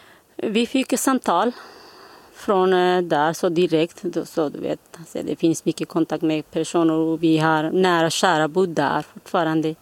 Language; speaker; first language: Swedish; non-native, learner; Kurdish